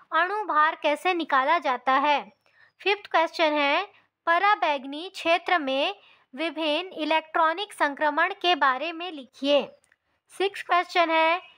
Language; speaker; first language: Hindi; native; Hindi